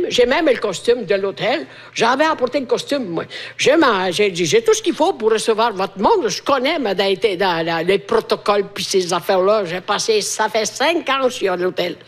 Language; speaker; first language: French; non-native, fluent; Italian